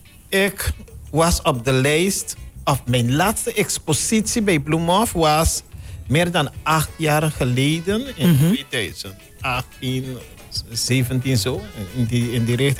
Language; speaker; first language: Dutch; non-native, local second language; Papiamento